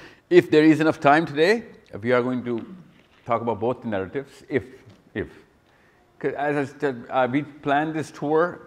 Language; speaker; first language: English; non-native, local second language; Urdu